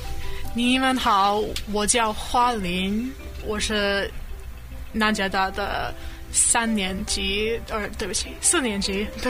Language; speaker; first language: Chinese; non-native, learner; English